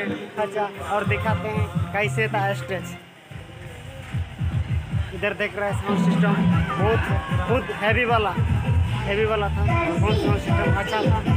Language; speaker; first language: Hindi; non-native, local second language; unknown